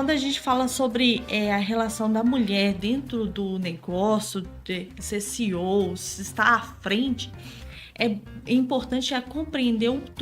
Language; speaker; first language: Portuguese; native; Portuguese